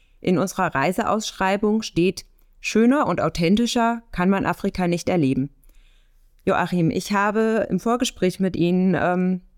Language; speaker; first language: German; native; German